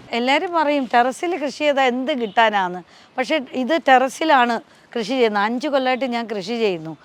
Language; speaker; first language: Malayalam; non-native, local second language; Tamil